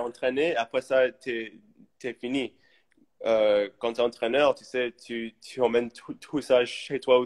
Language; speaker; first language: French; early bilingual, heritage; English